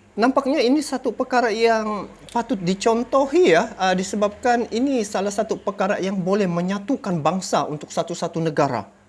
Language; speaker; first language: Malay; native; Malay